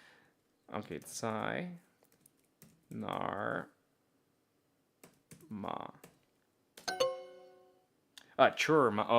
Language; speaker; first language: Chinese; non-native, learner; English